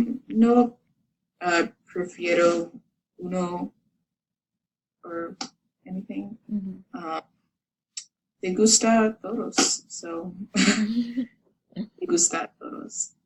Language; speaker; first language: Spanish; non-native, learner; English